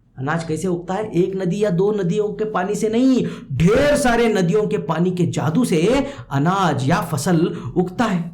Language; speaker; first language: Hindi; non-native, local second language; Kannada